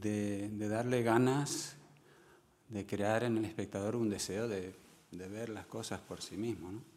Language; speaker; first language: Spanish; early bilingual, other home language; English